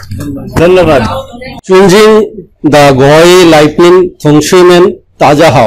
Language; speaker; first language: Chinese; non-native, learner; Bangla